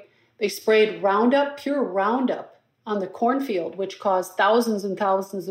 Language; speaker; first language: English; native; English